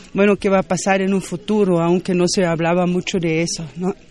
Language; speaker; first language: Spanish; non-native, fluent; German